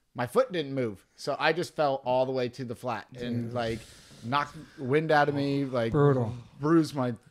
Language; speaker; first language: English; native; English